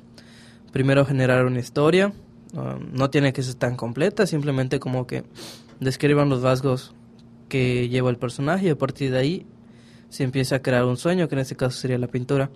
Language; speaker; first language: Spanish; native; Spanish